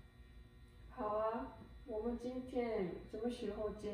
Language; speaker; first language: Chinese; non-native, learner; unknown